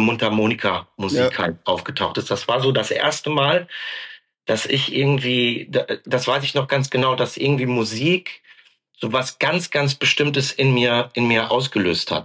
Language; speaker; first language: German; native; German